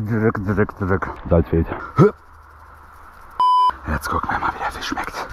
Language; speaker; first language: German; early bilingual, other home language; Bosnian